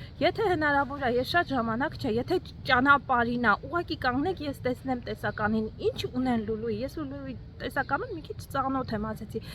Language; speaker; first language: Armenian; native; Armenian